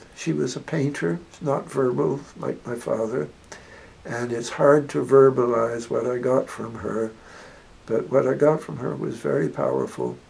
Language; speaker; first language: English; native; English